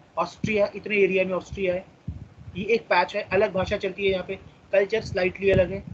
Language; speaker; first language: Hindi; non-native, local second language; Marathi